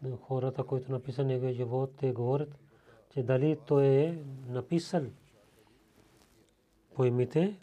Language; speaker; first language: Bulgarian; non-native, learner; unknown